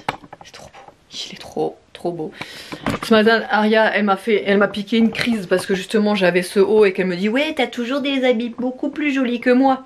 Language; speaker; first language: French; native; French